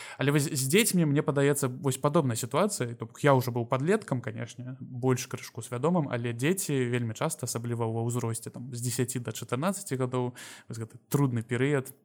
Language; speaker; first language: Belarusian; non-native, local second language; Russian